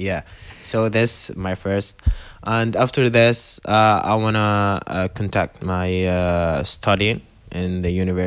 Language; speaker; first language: English; non-native, learner; Arabic